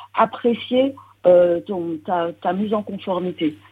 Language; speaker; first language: French; native; French